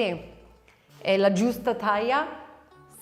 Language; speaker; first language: Italian; non-native, learner; English